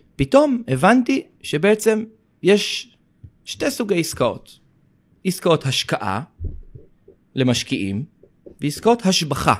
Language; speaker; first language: Hebrew; native; Hebrew